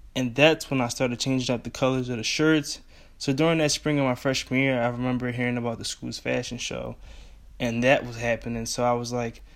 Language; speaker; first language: English; native; English